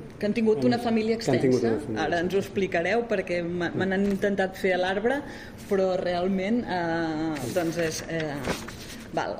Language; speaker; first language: Catalan; native; Catalan